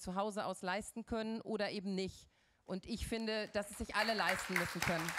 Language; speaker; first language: German; native; German